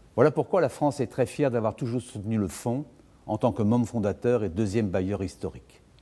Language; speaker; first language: French; native; French